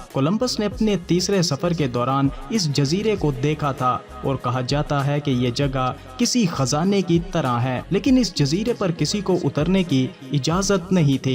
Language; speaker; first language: Urdu; native; Urdu